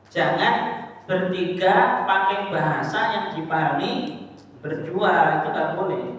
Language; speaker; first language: Indonesian; non-native, local second language; Javanese